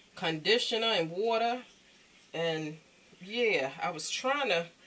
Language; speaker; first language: English; native; English